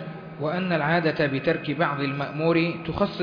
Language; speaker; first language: Arabic; native; Arabic